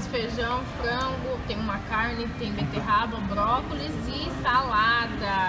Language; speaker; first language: Portuguese; native; Portuguese